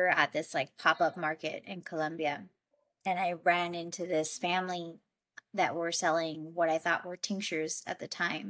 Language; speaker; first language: English; native; English